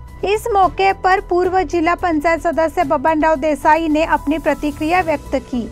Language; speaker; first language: Hindi; non-native, local second language; Marathi